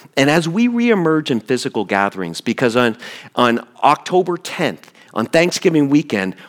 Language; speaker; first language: English; native; English